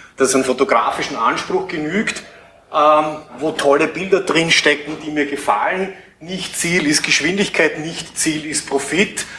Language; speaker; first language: German; native; German